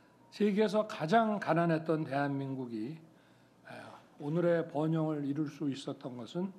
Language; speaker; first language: Korean; native; Korean